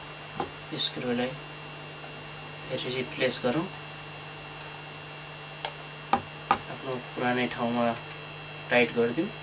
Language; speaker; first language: Nepali; native; Nepali